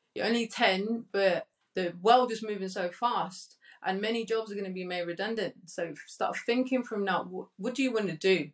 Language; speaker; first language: English; early bilingual, other home language; Spanish